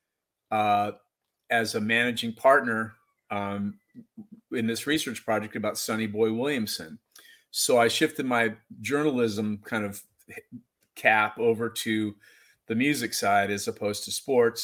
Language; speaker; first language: English; native; English